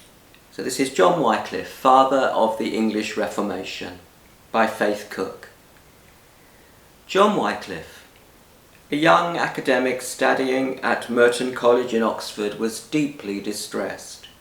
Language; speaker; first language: English; native; English